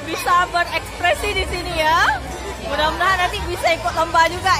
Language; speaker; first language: Indonesian; native; Indonesian